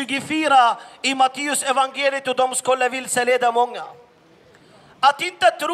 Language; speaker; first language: Swedish; non-native, fluent; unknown